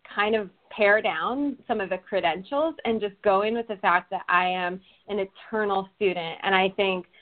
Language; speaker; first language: English; native; English